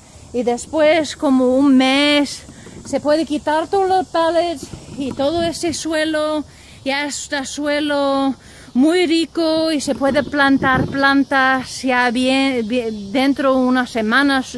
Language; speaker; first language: Spanish; non-native, learner; English